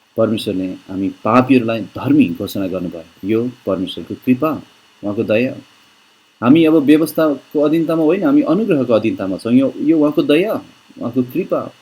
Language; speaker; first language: Nepali; native; Nepali